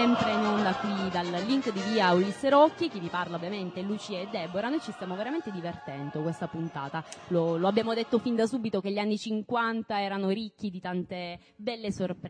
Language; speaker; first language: Italian; native; Italian